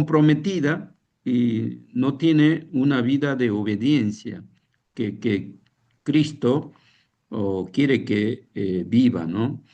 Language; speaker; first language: Spanish; non-native, fluent; Korean